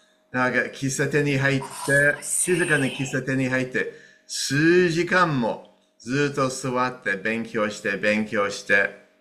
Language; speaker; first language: Japanese; non-native, fluent; English